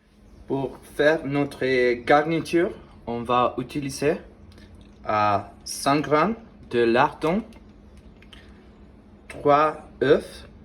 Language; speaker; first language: French; non-native, learner; Spanish